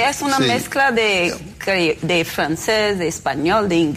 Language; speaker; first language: Spanish; non-native, fluent; Haitian Creole